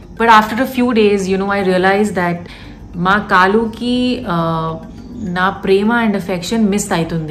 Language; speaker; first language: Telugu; non-native, learner; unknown